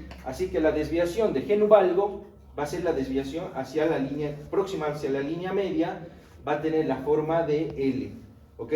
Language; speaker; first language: Spanish; native; Spanish